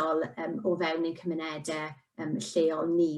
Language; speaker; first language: Welsh; native; Welsh